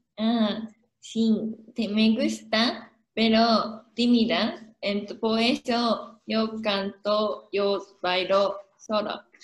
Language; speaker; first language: Spanish; non-native, learner; Japanese